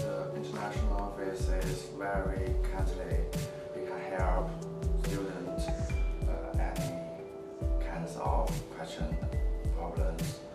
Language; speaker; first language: English; non-native, learner; Chinese